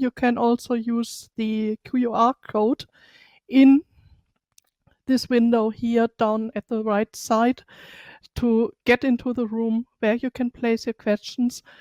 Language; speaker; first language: English; non-native, fluent; German